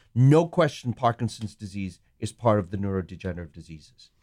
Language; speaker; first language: English; non-native, local second language; Sinhala